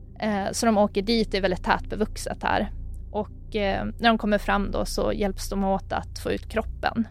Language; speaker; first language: Swedish; native; Swedish